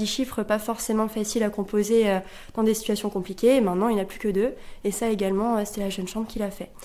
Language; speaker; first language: French; native; French